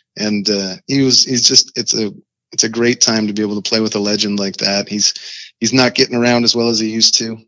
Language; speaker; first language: English; native; English